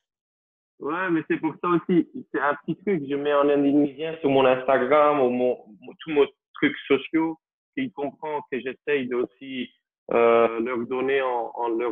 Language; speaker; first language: French; non-native, local second language; Dutch